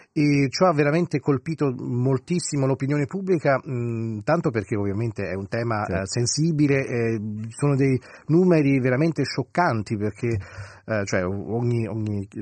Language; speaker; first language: Italian; native; Italian